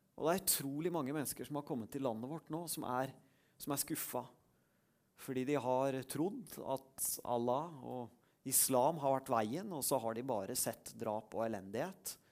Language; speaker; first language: Norwegian; native; Norwegian